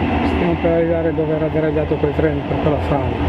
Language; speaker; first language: Italian; native; Italian